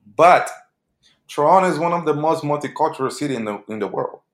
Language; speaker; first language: English; early bilingual, other home language; Portuguese